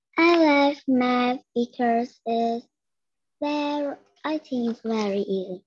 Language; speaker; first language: English; non-native, learner; Vietnamese